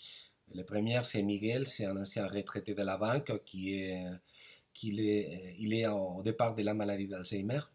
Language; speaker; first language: French; non-native, fluent; Spanish